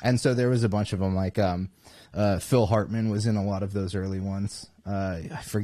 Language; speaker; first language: English; native; English